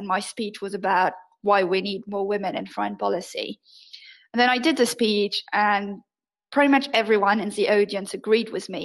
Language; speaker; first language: English; non-native, fluent; French